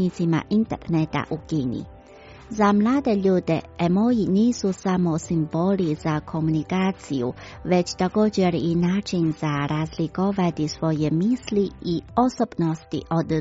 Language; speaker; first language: Croatian; non-native, fluent; Chinese